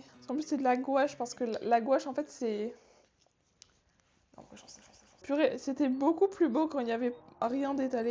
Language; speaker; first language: French; native; French